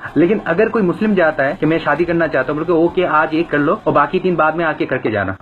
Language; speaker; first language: Hindi; non-native, fluent; Bangla